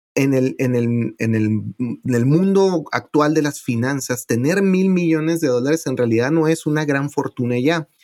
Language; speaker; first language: Spanish; native; Spanish